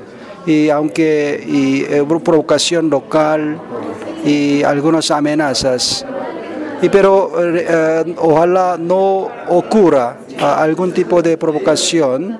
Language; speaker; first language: Spanish; non-native, learner; Korean